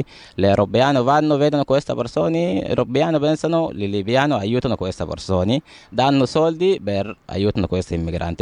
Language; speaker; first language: Italian; non-native, learner; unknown